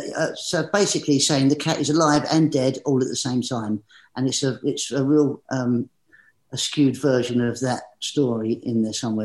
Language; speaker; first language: English; native; English